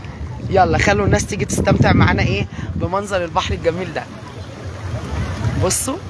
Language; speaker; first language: Arabic; native; Arabic